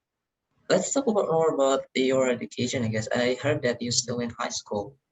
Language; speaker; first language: English; non-native, learner; Indonesian